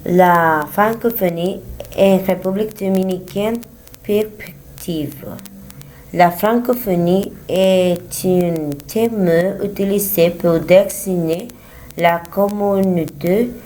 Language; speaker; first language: French; non-native, learner; Spanish